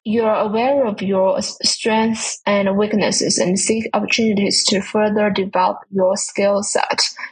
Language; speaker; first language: English; non-native, fluent; Chinese